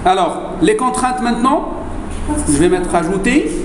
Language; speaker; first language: French; non-native, local second language; Arabic